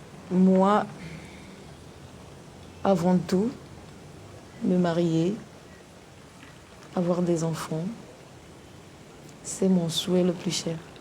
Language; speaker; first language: French; non-native, local second language; Comorian